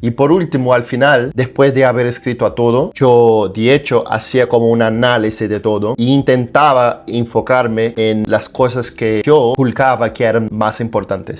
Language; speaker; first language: Spanish; non-native, fluent; Portuguese